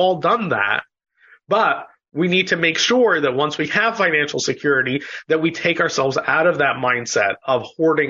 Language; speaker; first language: English; native; English